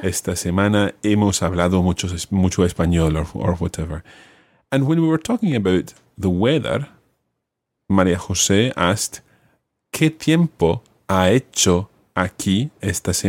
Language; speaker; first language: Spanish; non-native, fluent; English